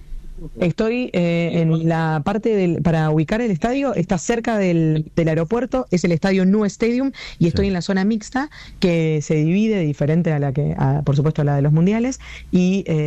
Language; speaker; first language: Spanish; native; Spanish